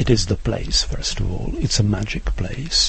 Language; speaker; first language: English; non-native, fluent; Czech